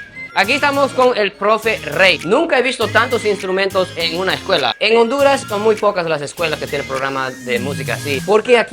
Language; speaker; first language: Spanish; non-native, fluent; English